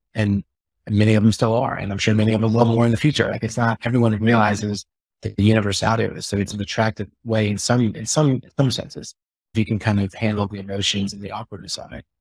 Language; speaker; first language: English; native; English